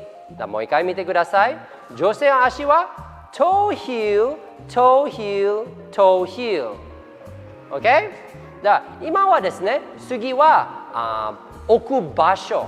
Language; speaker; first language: Japanese; non-native, fluent; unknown